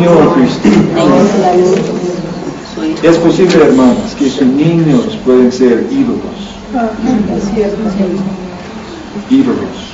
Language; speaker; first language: Spanish; non-native, learner; English